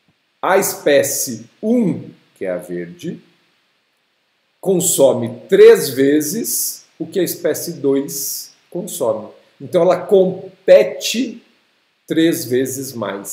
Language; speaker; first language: Portuguese; native; Portuguese